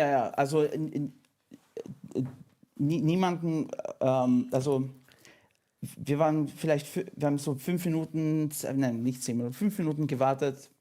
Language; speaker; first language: German; non-native, fluent; English